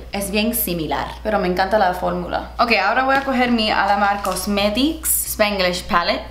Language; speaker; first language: Spanish; early bilingual, heritage; Spanish